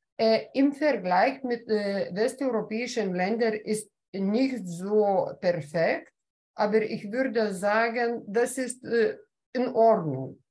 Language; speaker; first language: German; non-native, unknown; Lithuanian